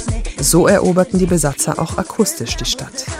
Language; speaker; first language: German; native; German